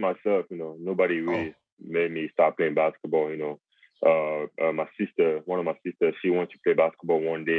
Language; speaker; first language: English; non-native, local second language; French